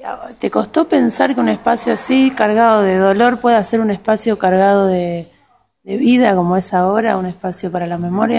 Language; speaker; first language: Spanish; native; Spanish